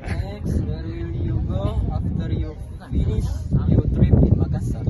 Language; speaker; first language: English; non-native, learner; Indonesian